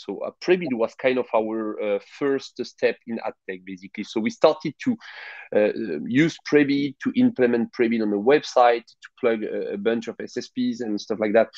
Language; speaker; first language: English; non-native, fluent; French